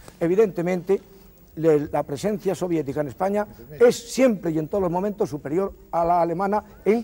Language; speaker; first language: Spanish; native; Spanish